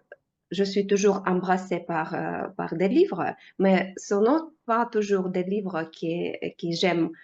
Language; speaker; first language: French; non-native, fluent; Russian